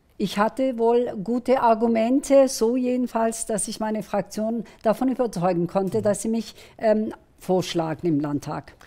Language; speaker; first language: German; early bilingual, other home language; Kurdish